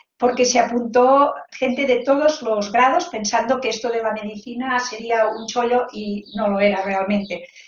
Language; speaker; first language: Spanish; native; Spanish